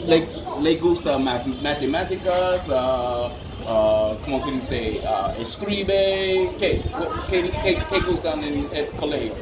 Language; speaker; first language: Spanish; non-native, learner; English